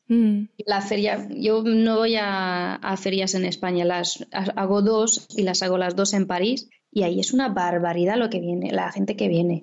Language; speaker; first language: Spanish; non-native, fluent; French